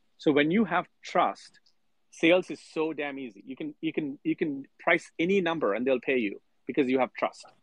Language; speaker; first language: English; non-native, local second language; Telugu